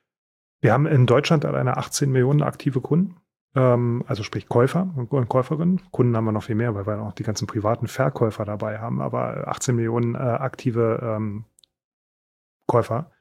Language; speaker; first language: German; native; German